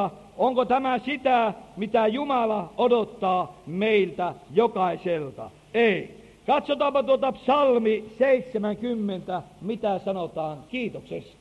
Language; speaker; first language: Finnish; native; Finnish